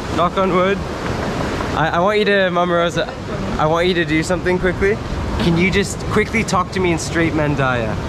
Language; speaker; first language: English; native; English